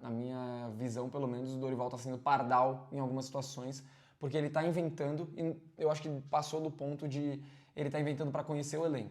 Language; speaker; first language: Portuguese; native; Portuguese